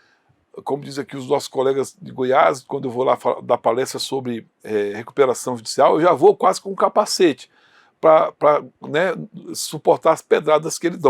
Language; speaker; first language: Portuguese; native; Portuguese